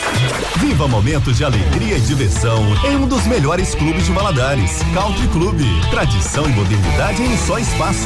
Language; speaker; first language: Portuguese; native; Portuguese